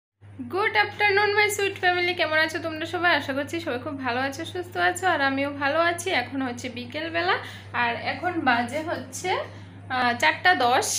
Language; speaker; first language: Bangla; native; Bangla